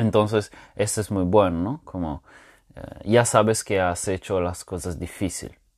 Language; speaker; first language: Spanish; non-native, fluent; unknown